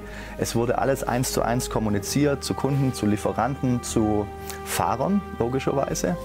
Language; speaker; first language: German; native; German